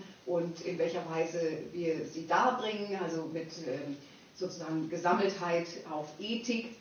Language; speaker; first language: German; native; German